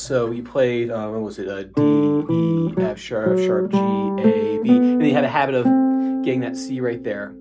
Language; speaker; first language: English; native; English